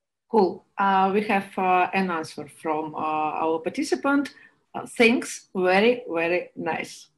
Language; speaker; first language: English; non-native, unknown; Russian